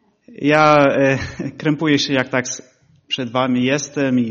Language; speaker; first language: Polish; early bilingual, heritage; Polish